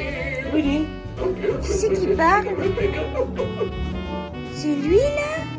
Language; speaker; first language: French; native; French